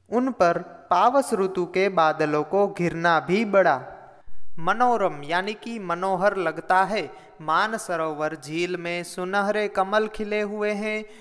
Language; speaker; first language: Hindi; non-native, local second language; Gujarati